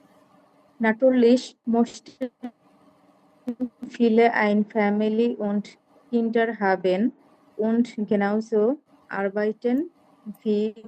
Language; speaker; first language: German; non-native, learner; Bangla